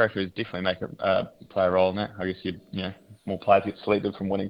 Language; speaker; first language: English; native; English